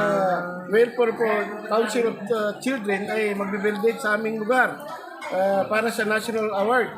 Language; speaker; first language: Filipino; non-native, local second language; Maguindanaon